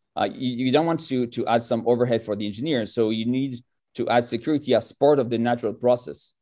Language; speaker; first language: English; non-native, fluent; French